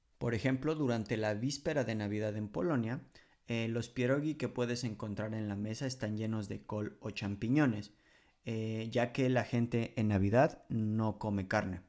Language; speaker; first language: Spanish; native; Spanish